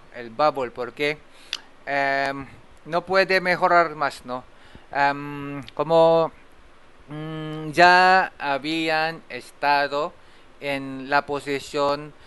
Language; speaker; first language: Spanish; non-native, fluent; Japanese